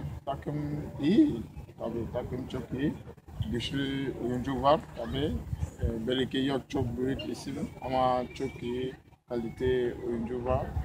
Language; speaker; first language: Turkish; non-native, learner; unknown